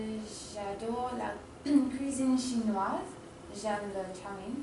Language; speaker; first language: French; non-native, learner; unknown